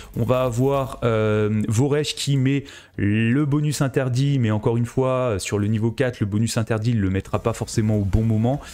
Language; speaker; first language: French; native; French